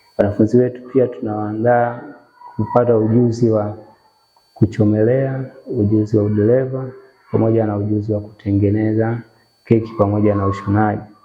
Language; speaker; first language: Swahili; native; Swahili